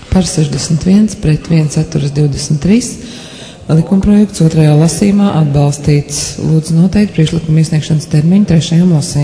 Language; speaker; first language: Latvian; native; Latvian